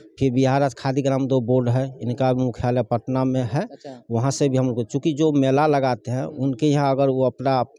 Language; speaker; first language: Hindi; native; Hindi